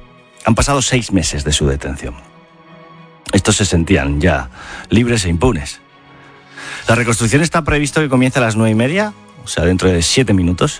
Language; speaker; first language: Spanish; native; Spanish